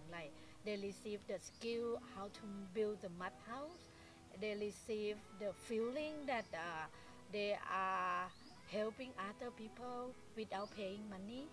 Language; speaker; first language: English; non-native, fluent; Thai